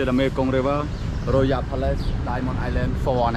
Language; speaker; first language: English; non-native, learner; Khmer